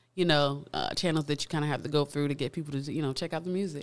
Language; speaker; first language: English; native; English